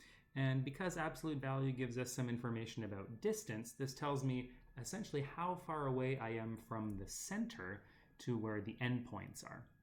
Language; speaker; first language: English; native; English